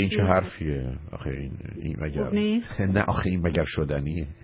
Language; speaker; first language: Persian; native; Persian